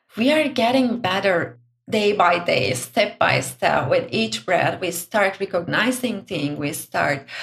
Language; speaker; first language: English; non-native, fluent; Turkish